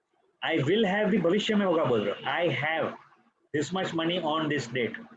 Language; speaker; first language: Hindi; native; Hindi